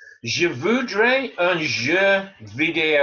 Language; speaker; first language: French; non-native, fluent; English